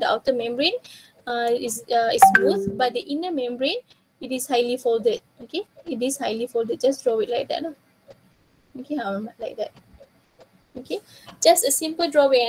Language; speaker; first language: English; non-native, local second language; Malay